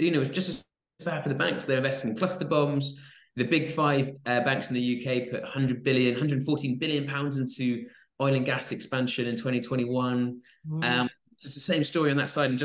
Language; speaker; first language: English; native; English